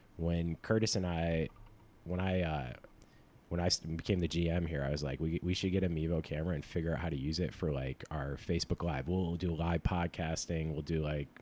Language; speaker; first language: English; native; English